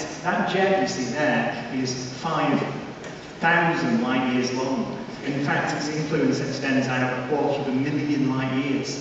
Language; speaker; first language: English; native; English